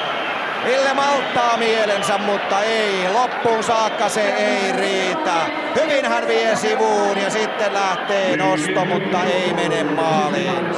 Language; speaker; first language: Finnish; native; Finnish